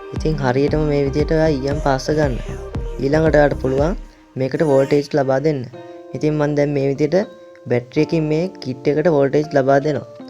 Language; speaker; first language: Sinhala; native; Sinhala